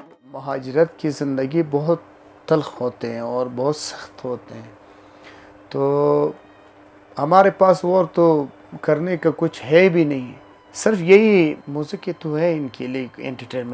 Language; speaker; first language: Hindi; non-native, local second language; Pashto